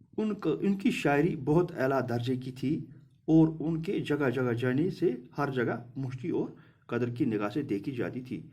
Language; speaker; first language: Urdu; non-native, local second language; Kashmiri